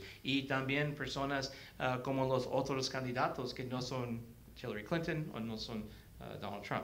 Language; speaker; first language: Spanish; early bilingual, heritage; Spanish